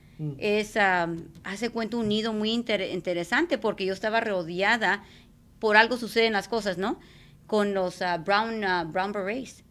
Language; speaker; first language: Spanish; native; Spanish